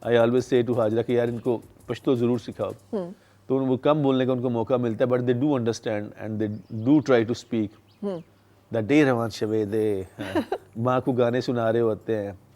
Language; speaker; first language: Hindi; non-native, local second language; Punjabi